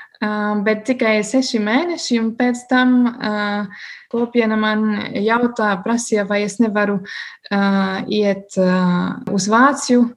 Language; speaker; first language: Latvian; non-native, learner; German